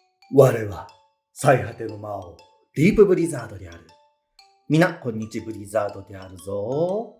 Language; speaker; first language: Japanese; native; Japanese